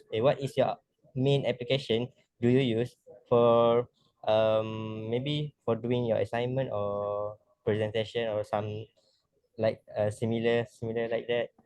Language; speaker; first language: English; non-native, learner; Malay